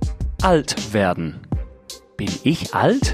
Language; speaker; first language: German; non-native, fluent; English